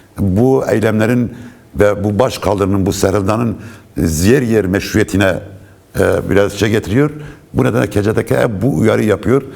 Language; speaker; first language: Turkish; non-native, local second language; Kurdish